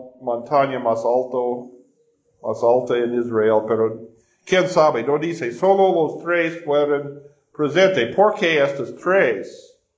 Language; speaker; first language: Spanish; non-native, fluent; English